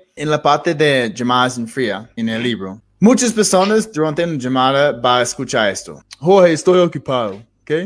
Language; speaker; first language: Spanish; non-native, fluent; English